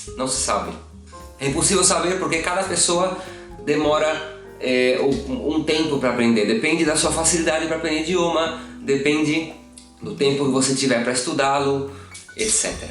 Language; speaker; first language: Portuguese; native; Portuguese